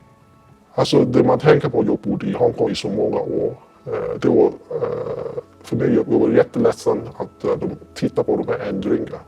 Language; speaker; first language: Swedish; non-native, fluent; Cantonese